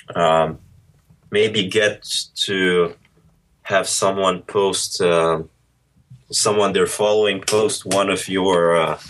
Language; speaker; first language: English; early bilingual, other home language; Russian